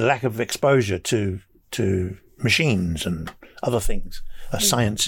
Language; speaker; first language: English; native; English